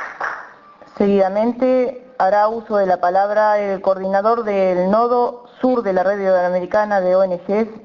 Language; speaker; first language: Spanish; native; Spanish